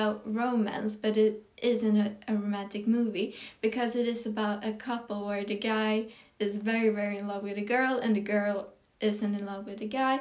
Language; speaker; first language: English; non-native, fluent; Swedish